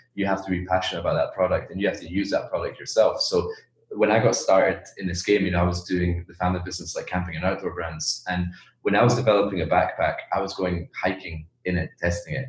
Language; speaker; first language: English; native; English